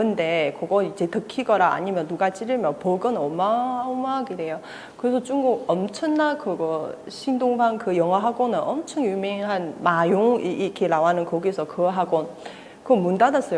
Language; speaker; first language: Korean; non-native, fluent; Chinese